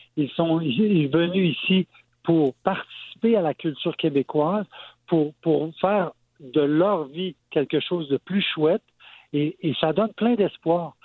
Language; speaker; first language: French; native; French